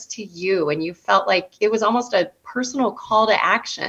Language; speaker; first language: English; native; English